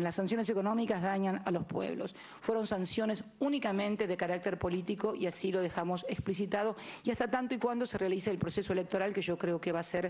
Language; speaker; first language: Spanish; native; Spanish